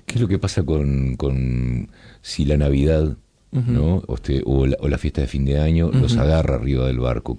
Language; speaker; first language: Spanish; native; Spanish